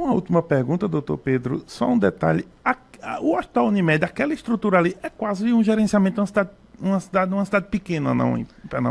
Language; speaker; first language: Portuguese; native; Portuguese